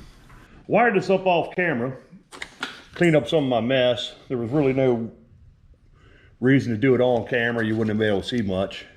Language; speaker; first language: English; native; English